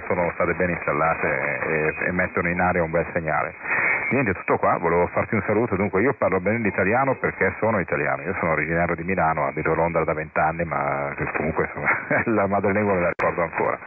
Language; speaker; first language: Italian; native; Italian